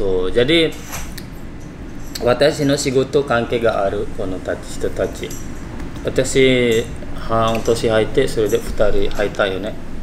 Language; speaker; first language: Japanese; non-native, learner; Indonesian